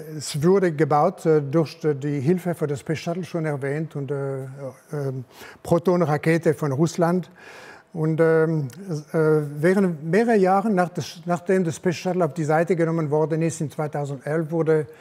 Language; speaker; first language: German; non-native, local second language; French